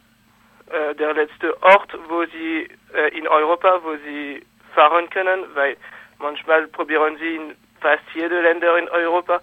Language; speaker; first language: German; non-native, fluent; French